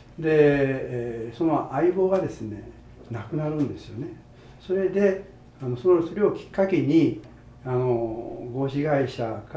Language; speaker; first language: Japanese; native; Japanese